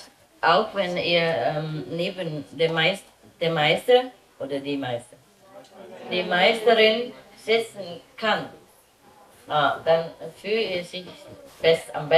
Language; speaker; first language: German; non-native, learner; Vietnamese